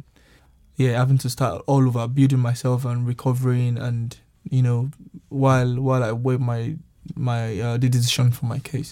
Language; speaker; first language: English; non-native, local second language; Yoruba